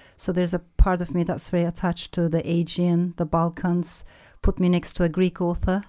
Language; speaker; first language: English; non-native, fluent; Turkish